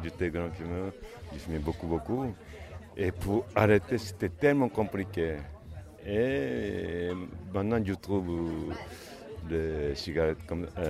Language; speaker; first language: French; non-native, learner; Japanese